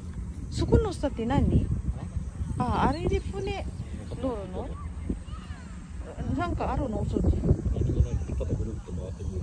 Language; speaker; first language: Japanese; non-native, learner; Filipino